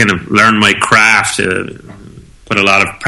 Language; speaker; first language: English; native; English